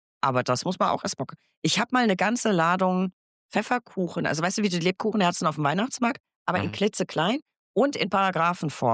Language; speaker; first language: German; native; German